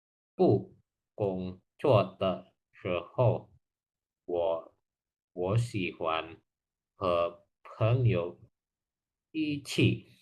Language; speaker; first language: Chinese; non-native, learner; Indonesian